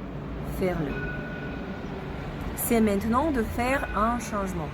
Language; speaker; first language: French; non-native, learner; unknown